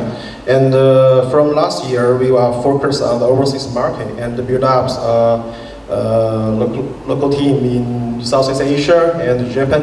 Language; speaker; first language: English; non-native, fluent; Chinese